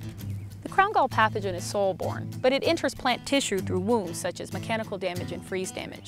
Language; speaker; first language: English; native; English